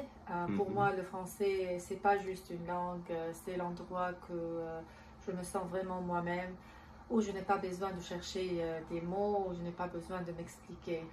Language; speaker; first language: French; non-native, local second language; Arabic